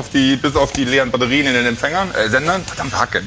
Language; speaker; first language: German; native; German